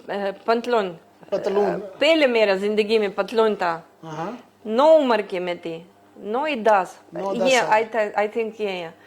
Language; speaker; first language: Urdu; early bilingual, heritage; Greek